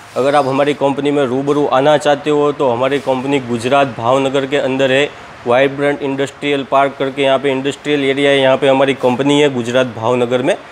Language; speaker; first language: Hindi; non-native, local second language; Gujarati